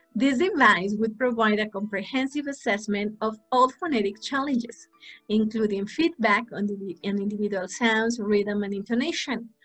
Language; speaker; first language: English; non-native, fluent; Spanish